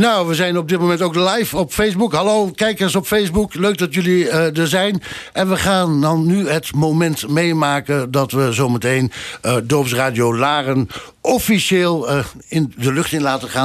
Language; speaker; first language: Dutch; native; Dutch